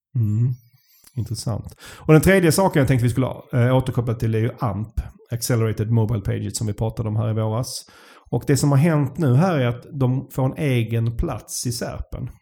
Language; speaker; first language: Swedish; native; Swedish